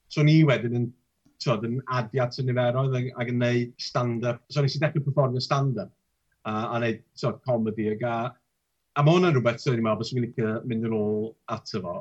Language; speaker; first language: Welsh; native; Welsh